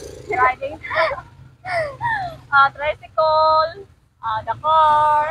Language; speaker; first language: English; non-native, learner; Cebuano